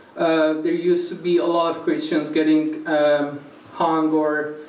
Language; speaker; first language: English; non-native, fluent; Persian